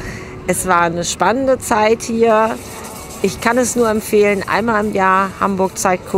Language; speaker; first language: German; native; German